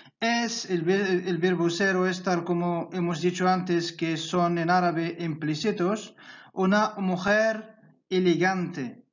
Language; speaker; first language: Spanish; non-native, fluent; Arabic